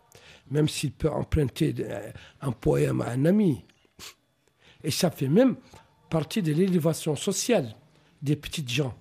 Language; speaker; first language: French; non-native, local second language; Arabic